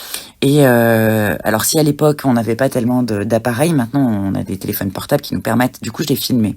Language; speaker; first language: French; native; French